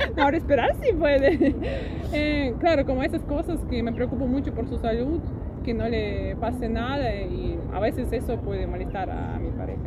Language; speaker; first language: Spanish; non-native, fluent; Russian